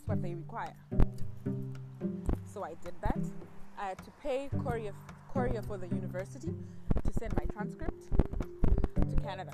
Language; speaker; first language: English; non-native, local second language; Shona